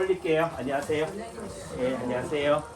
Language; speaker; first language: Korean; native; Korean